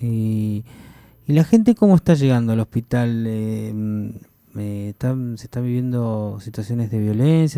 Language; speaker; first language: Spanish; native; Spanish